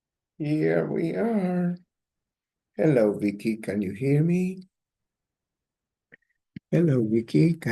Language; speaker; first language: English; non-native, fluent; Spanish